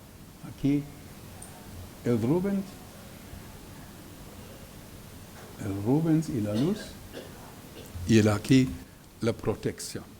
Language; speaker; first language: Spanish; non-native, learner; German